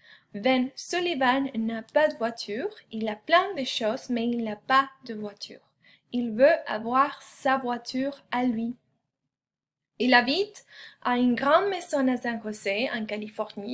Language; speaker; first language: French; non-native, fluent; Spanish